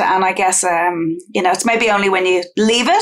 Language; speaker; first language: English; native; English